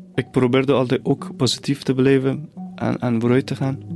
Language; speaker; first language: Dutch; non-native, fluent; Persian